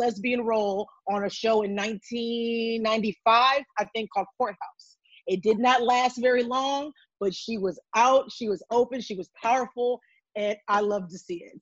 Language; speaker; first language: English; native; English